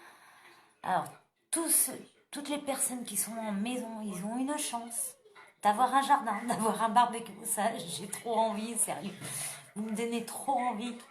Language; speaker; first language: French; native; French